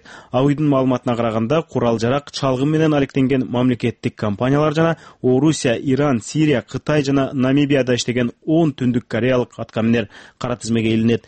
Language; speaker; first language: Kyrgyz; native; Kyrgyz